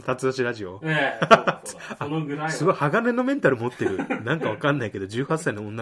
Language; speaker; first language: Japanese; native; Japanese